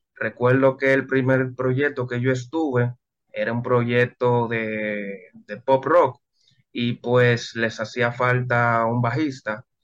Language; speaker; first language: Spanish; native; Spanish